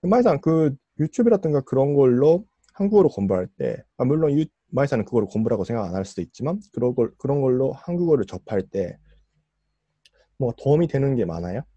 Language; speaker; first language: Korean; non-native, fluent; Japanese